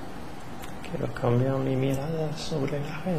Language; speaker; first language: Spanish; non-native, learner; French